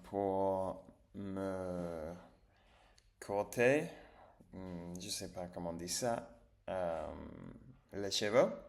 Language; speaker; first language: French; non-native, learner; English